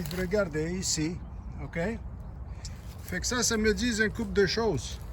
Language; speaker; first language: French; non-native, local second language; English